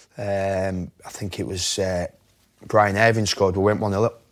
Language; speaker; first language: English; native; English